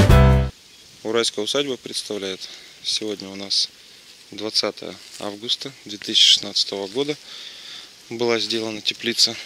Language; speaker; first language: Russian; native; Russian